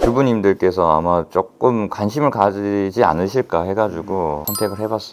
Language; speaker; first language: Korean; native; Korean